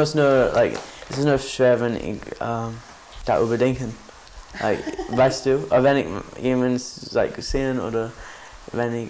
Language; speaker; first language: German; non-native, learner; English